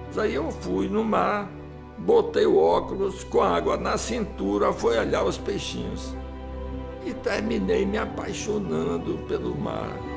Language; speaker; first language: Portuguese; early bilingual, other home language; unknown